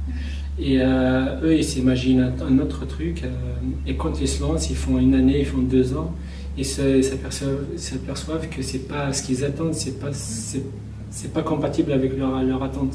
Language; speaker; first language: French; non-native, local second language; Kabyle